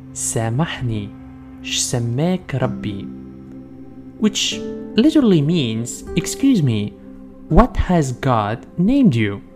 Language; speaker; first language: English; non-native, fluent; Arabic